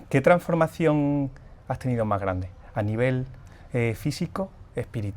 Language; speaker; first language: Spanish; native; Spanish